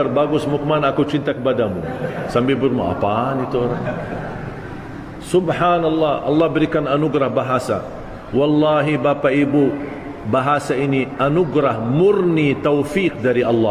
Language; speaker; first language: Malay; non-native, fluent; Arabic